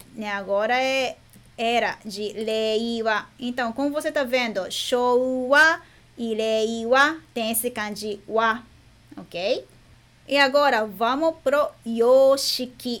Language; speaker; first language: Portuguese; non-native, fluent; Japanese